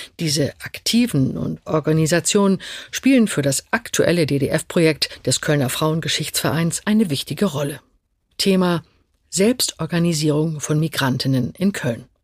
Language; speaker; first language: German; native; German